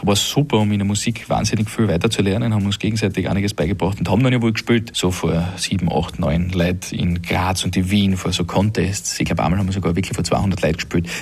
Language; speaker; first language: German; native; German